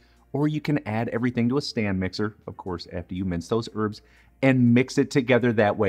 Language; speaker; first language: English; native; English